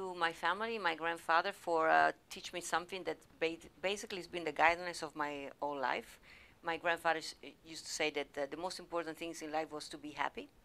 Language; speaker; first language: English; non-native, fluent; Italian